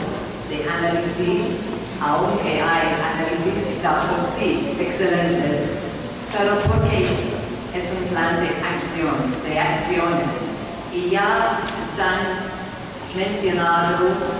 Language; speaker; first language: Spanish; non-native, fluent; English